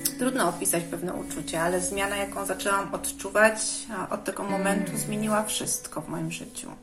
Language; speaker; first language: Polish; early bilingual, heritage; Polish